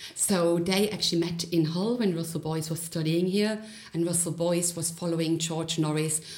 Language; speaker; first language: English; non-native, fluent; German